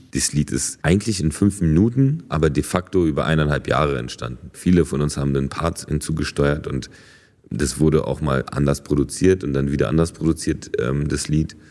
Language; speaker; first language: German; early bilingual, other home language; Polish